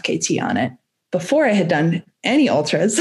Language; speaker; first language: English; native; English